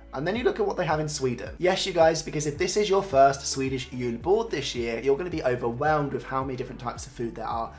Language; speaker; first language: English; native; English